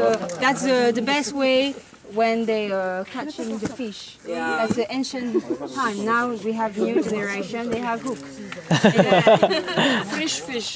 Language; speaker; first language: English; non-native, learner; French